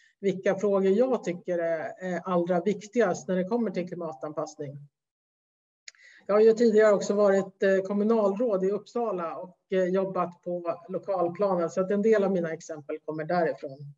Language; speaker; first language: Swedish; native; Swedish